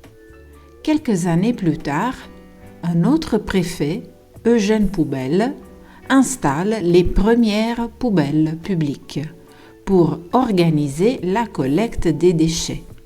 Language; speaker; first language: French; non-native, fluent; Italian